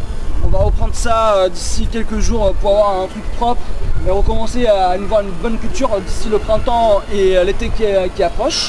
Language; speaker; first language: French; native; French